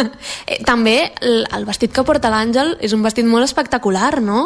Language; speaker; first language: Catalan; native; Catalan